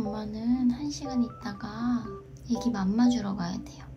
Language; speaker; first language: Korean; native; Korean